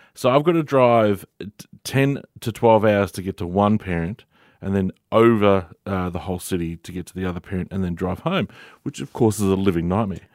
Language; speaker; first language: English; native; English